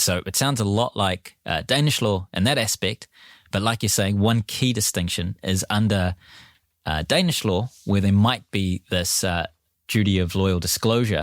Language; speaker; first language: English; native; English